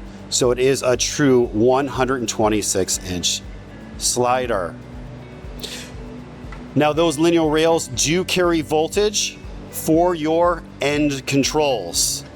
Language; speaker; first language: English; native; English